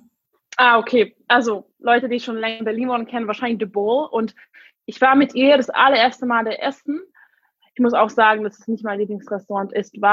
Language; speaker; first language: German; non-native, fluent; Hungarian